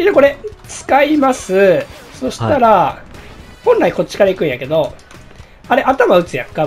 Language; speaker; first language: Japanese; native; Japanese